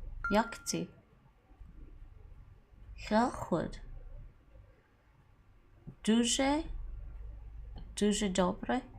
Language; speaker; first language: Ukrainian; non-native, learner; English